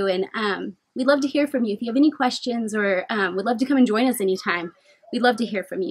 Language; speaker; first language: English; native; English